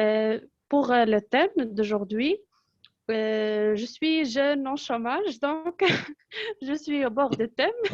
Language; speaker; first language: French; non-native, local second language; Arabic